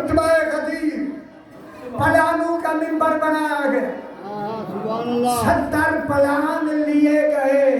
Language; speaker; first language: Urdu; native; Urdu